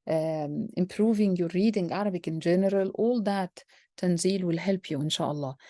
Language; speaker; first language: English; non-native, fluent; Arabic